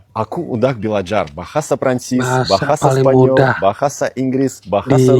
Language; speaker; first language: Indonesian; non-native, fluent; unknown